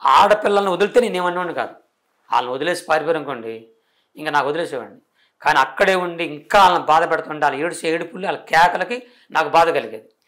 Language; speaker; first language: Telugu; non-native, local second language; Koya